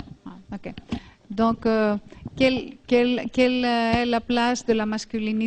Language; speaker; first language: French; non-native, fluent; Greek